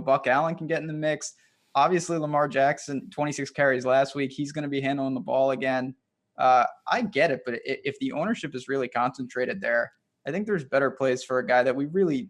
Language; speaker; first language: English; native; English